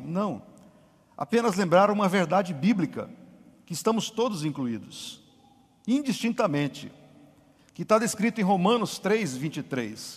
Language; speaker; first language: Portuguese; native; Portuguese